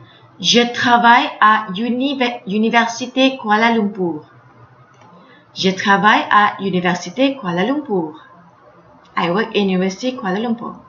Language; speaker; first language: French; non-native, fluent; Malay